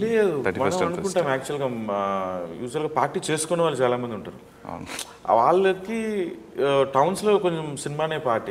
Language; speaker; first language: Telugu; native; Telugu